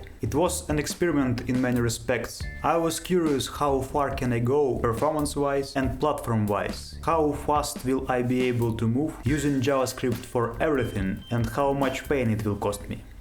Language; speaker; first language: English; non-native, fluent; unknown